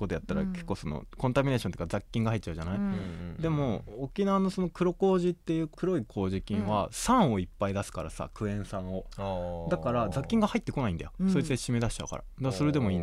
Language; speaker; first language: Japanese; native; Japanese